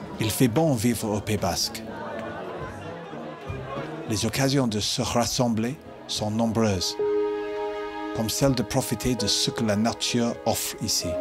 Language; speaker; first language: French; native; French